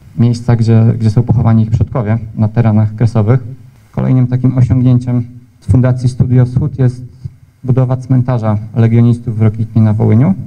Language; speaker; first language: Polish; native; Polish